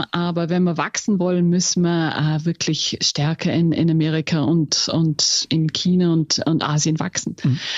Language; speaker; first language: German; non-native, fluent; English